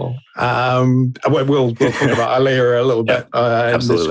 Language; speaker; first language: English; native; English